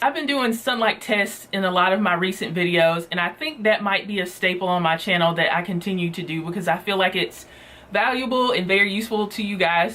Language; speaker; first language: English; native; English